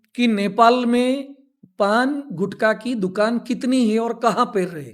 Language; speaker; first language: Hindi; non-native, local second language; Gujarati